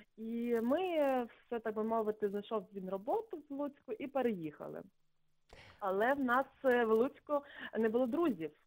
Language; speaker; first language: Ukrainian; native; Ukrainian